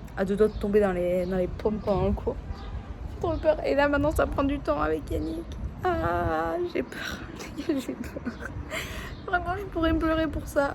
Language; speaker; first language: French; native; French